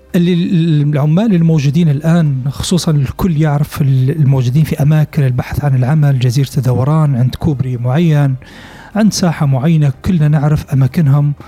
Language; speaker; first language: Arabic; native; Arabic